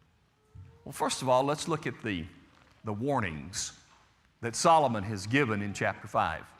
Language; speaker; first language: English; native; English